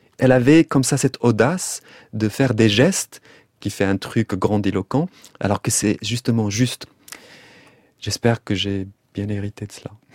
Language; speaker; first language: French; non-native, local second language; Arabic